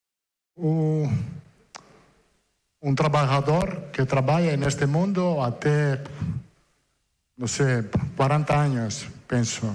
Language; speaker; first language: Portuguese; non-native, fluent; Italian